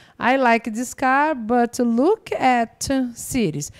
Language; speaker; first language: English; non-native, fluent; Portuguese